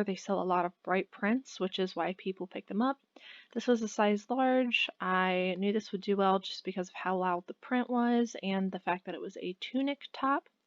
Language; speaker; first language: English; native; English